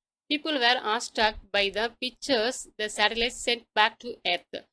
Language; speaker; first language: English; non-native, local second language; Tamil